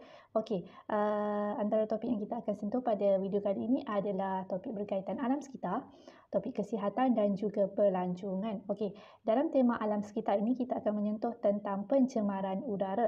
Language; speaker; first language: Malay; native; Malay